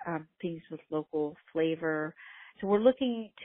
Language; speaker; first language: English; native; English